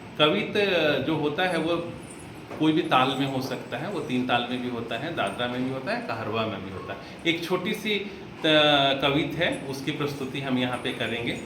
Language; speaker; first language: Hindi; non-native, local second language; Bangla